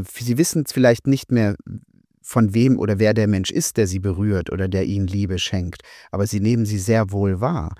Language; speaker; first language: German; native; German